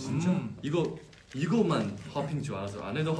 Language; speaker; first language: Korean; non-native, learner; Chinese